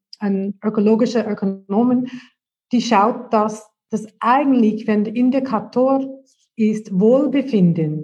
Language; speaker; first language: German; non-native, fluent; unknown